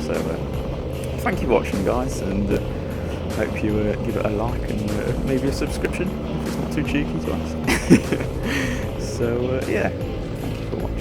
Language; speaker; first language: English; native; English